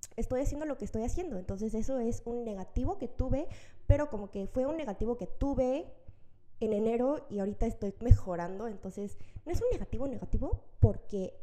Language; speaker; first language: Spanish; early bilingual, other home language; Korean